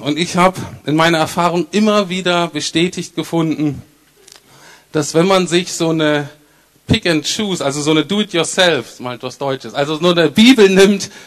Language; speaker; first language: German; native; German